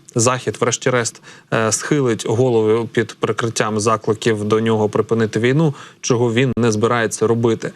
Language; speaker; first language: Ukrainian; native; Ukrainian